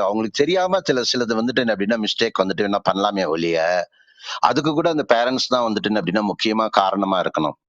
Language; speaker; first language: Tamil; native; Tamil